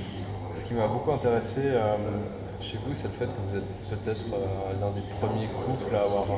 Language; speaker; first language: French; native; French